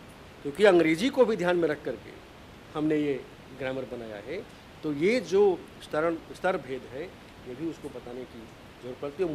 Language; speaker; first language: Hindi; native; Hindi